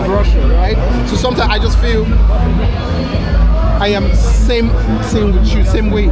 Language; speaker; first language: English; non-native, learner; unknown